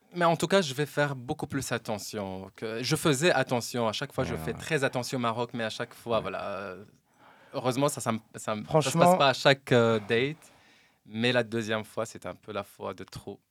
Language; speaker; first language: French; non-native, local second language; Arabic